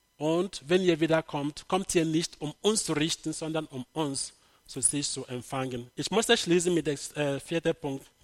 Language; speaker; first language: German; non-native, fluent; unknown